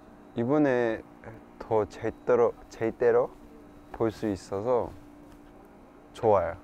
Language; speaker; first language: Korean; non-native, fluent; Cantonese